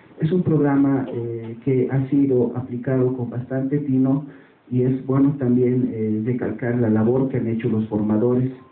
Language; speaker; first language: Spanish; native; Spanish